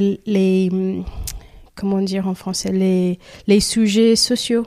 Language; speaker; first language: French; non-native, fluent; Kabuverdianu